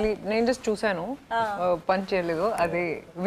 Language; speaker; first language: Telugu; non-native, local second language; Hindi